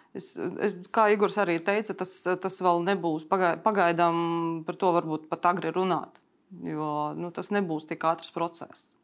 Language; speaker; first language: Latvian; non-native, local second language; Russian